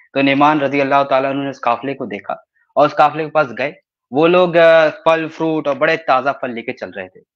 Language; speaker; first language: Hindi; native; Hindi